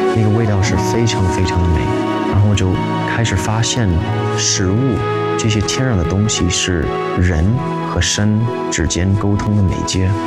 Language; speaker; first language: Chinese; non-native, fluent; English